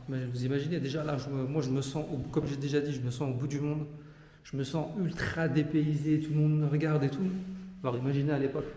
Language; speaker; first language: French; native; French